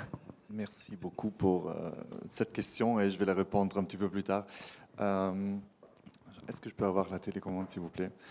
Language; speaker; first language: French; non-native, fluent; German